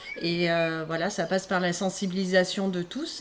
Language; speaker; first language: French; native; French